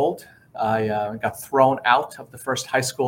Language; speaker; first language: English; non-native, fluent; Arabic